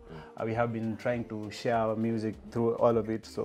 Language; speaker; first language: English; non-native, local second language; Luo (Kenya and Tanzania)